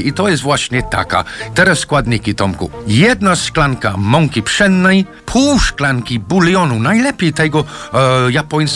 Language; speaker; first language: Polish; non-native, learner; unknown